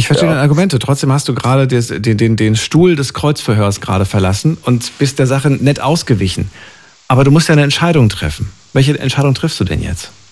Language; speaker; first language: German; native; German